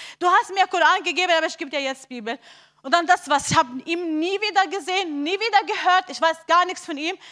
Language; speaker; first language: German; non-native, learner; Arabic